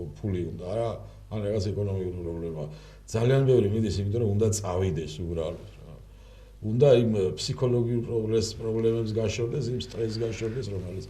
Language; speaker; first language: Georgian; native; Georgian